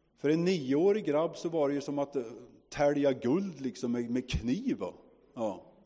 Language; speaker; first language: Swedish; native; Swedish